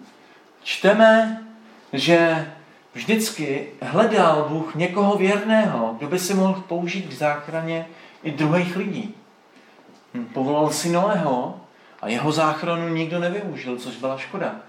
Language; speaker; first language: Czech; native; Czech